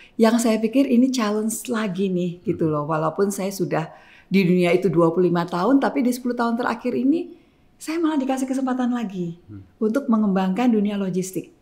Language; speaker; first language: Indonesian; native; Indonesian